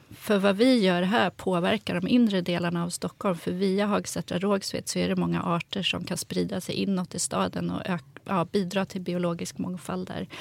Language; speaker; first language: Swedish; native; Swedish